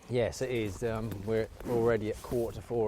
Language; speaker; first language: English; native; English